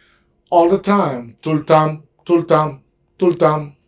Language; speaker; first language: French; non-native, fluent; Spanish